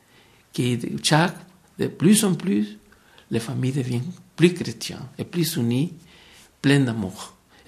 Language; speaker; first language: French; non-native, fluent; Spanish